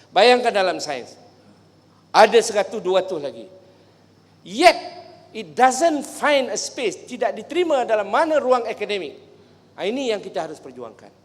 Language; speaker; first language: Malay; native; Malay